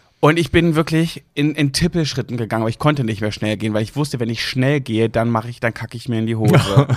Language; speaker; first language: German; native; German